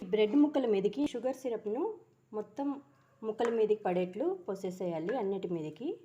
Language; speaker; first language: Telugu; non-native, local second language; Urdu